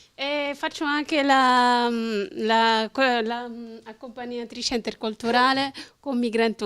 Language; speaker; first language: Italian; non-native, fluent; Arabic